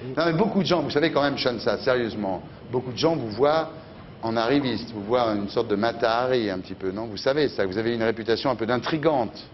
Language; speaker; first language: French; native; French